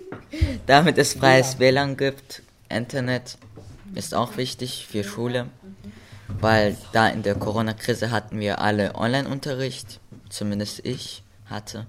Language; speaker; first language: German; early bilingual, other home language; Russian